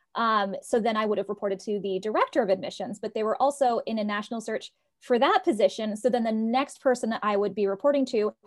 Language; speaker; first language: English; early bilingual, other home language; Portuguese